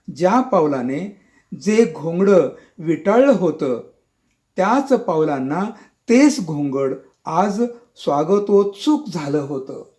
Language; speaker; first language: Marathi; non-native, local second language; Kannada